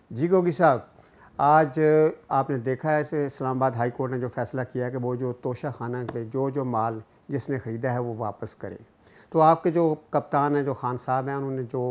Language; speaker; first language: Urdu; non-native, local second language; Punjabi